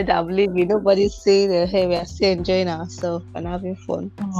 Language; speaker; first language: English; non-native, local second language; Igbo